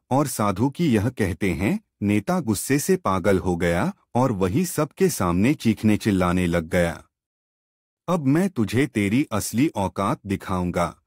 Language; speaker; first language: Hindi; non-native, local second language; Gujarati